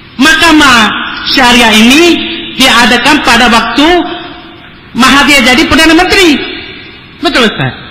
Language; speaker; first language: Malay; non-native, local second language; Tamil